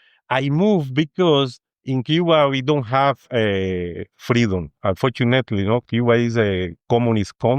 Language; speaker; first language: English; non-native, fluent; Spanish